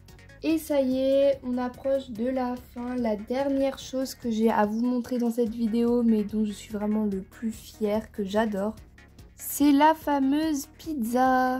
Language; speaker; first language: French; native; French